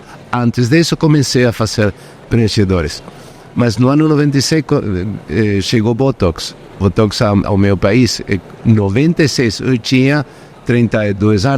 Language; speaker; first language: Portuguese; non-native, fluent; Spanish